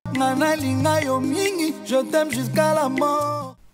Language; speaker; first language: French; non-native, local second language; Nande